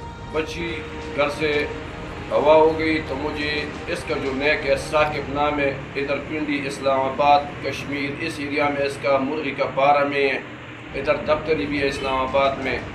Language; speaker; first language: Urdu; non-native, local second language; Pashto